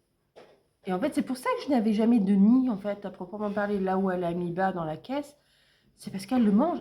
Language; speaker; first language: French; native; French